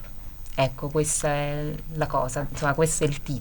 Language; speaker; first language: Italian; native; Italian